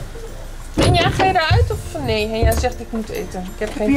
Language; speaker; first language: Dutch; native; Dutch